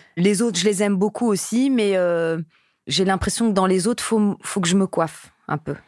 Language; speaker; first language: French; native; French